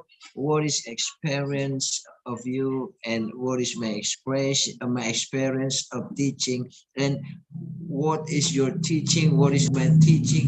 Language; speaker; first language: English; non-native, learner; Indonesian